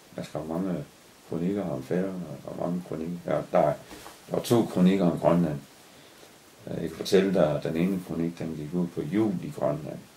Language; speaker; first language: Danish; native; Danish